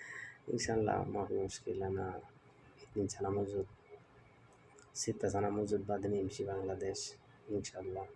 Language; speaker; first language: Arabic; non-native, learner; Bangla